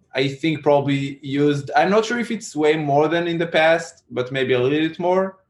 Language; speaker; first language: English; non-native, fluent; Hebrew